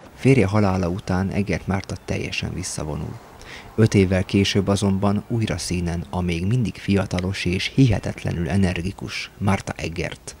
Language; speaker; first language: Hungarian; native; Hungarian